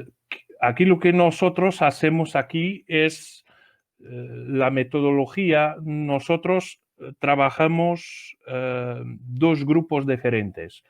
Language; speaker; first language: Spanish; non-native, learner; Portuguese